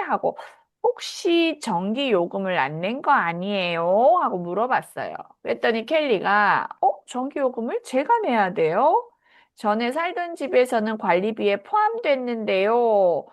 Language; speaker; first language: Korean; native; Korean